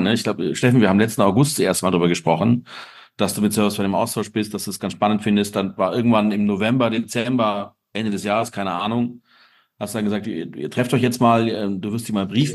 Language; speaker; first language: German; native; German